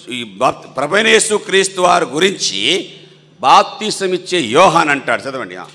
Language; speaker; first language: Telugu; non-native, local second language; Malayalam